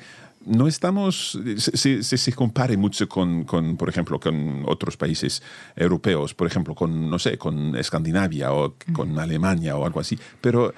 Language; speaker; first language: Spanish; non-native, fluent; English